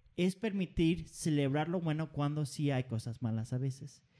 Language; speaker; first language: Spanish; non-native, fluent; Danish